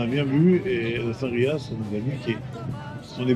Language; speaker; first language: French; native; French